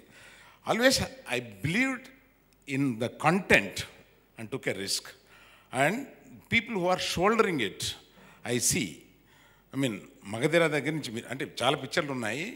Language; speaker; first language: Telugu; native; Telugu